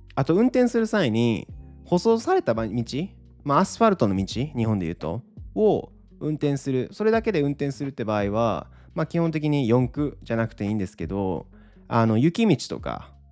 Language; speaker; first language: Japanese; native; Japanese